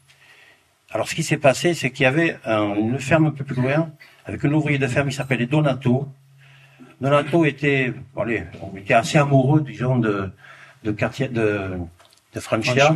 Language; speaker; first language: French; native; French